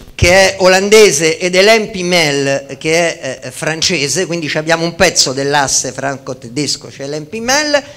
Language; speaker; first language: Italian; native; Italian